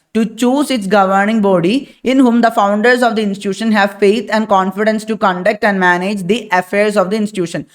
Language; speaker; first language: English; non-native, local second language; Malayalam